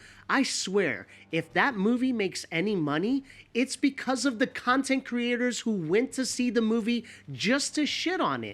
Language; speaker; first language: English; native; English